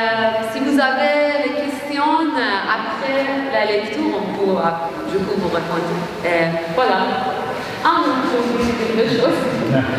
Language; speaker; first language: French; non-native, learner; Persian